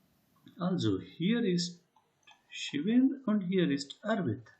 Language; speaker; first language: German; non-native, learner; Hindi